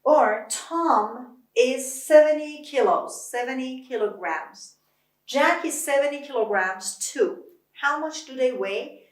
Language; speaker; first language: English; non-native, fluent; Persian